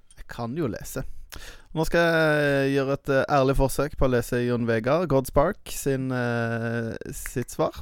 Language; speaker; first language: Norwegian; native; Norwegian